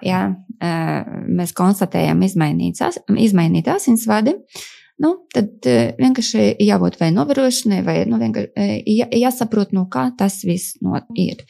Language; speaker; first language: Latvian; non-native, local second language; Russian